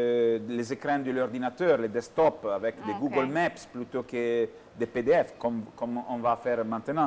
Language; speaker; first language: French; non-native, fluent; Italian